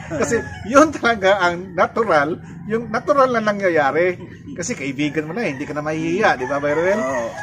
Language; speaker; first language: Filipino; non-native, local second language; Cebuano